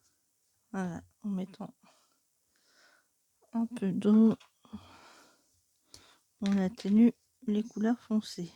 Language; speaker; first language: French; native; French